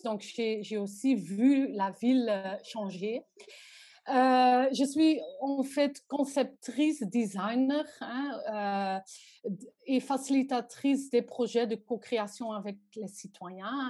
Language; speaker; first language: French; non-native, local second language; Dutch